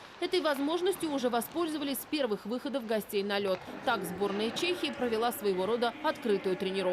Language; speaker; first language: Russian; native; Russian